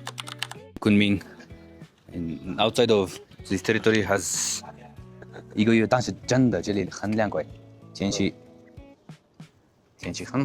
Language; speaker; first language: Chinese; non-native, learner; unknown